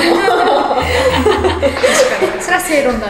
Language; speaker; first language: Japanese; native; Japanese